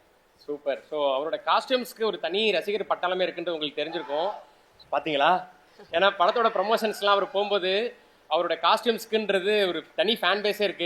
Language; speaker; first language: Tamil; native; Tamil